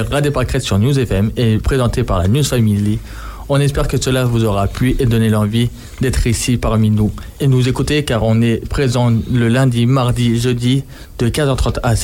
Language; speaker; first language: French; native; French